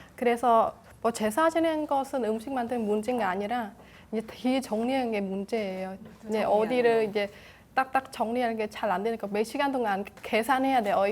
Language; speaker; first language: Korean; non-native, fluent; Khmer